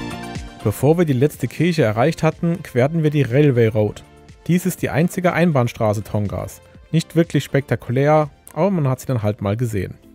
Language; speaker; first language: German; native; German